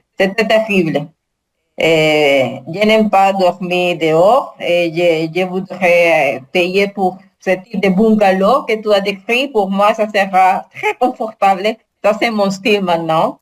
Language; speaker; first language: French; non-native, learner; Spanish